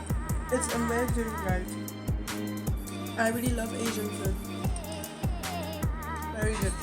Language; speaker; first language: English; non-native, fluent; French